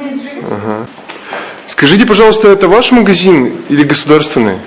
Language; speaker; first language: Russian; native; Russian